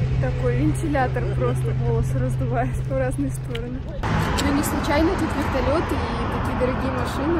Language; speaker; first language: Russian; native; Russian